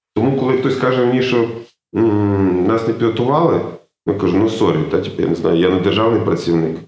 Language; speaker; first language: Ukrainian; native; Ukrainian